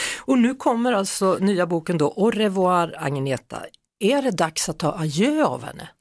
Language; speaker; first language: Swedish; native; Swedish